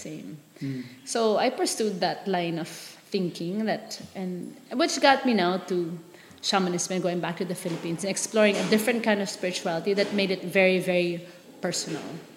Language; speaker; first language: English; non-native, local second language; Filipino